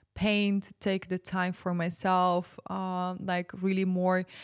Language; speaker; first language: English; non-native, fluent; Ukrainian